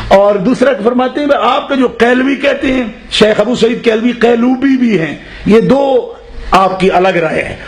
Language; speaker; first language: Urdu; non-native, local second language; Punjabi